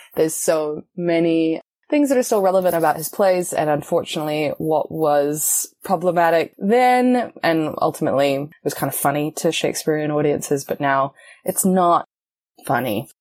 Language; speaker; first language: English; native; English